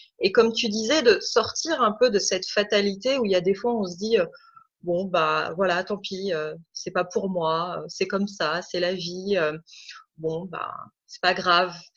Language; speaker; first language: French; native; French